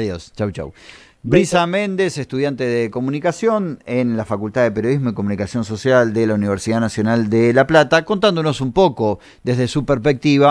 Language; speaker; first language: Spanish; native; Spanish